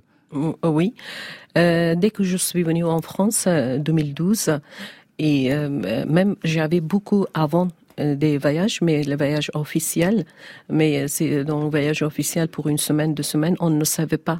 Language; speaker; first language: French; non-native, learner; Persian